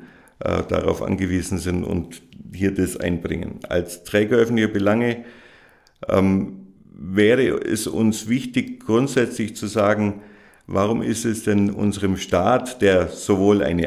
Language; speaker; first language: German; native; German